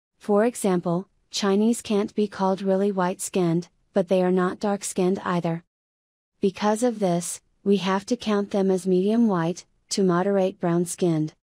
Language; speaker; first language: English; non-native, fluent; Finnish